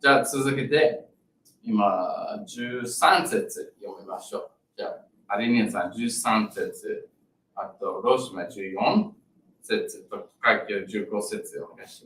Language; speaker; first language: Japanese; non-native, learner; English